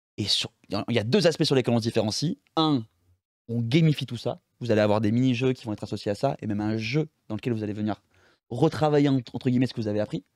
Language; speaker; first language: French; native; French